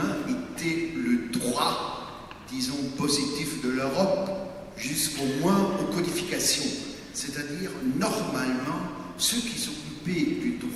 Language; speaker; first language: French; non-native, fluent; German